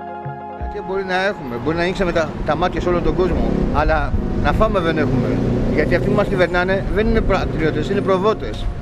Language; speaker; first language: Greek; native; Greek